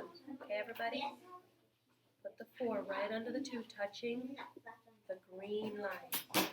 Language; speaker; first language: English; native; English